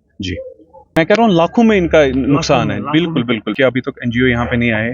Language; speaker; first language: Urdu; non-native, local second language; Kashmiri